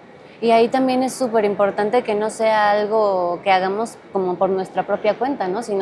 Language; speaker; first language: Spanish; native; Spanish